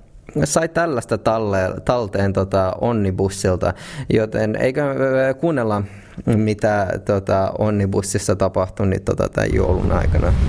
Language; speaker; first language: Finnish; native; Finnish